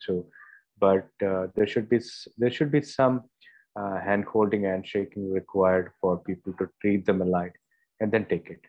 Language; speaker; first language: English; non-native, local second language; Malayalam